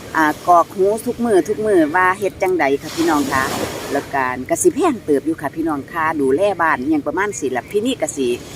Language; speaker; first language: Thai; non-native, local second language; Northeastern Thai